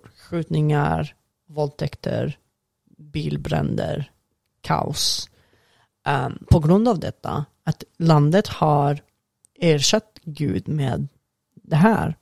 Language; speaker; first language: Swedish; non-native, fluent; Arabic